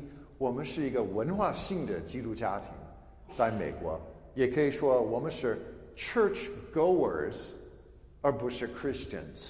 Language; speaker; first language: Chinese; non-native, fluent; English